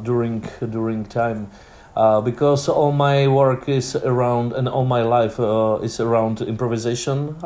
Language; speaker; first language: English; non-native, learner; Czech